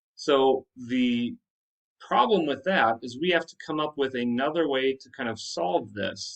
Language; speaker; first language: English; native; English